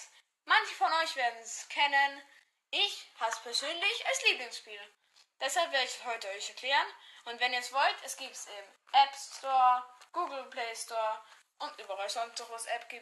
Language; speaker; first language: German; native; German